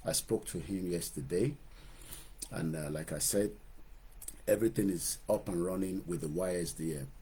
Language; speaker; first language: English; non-native, local second language; Yoruba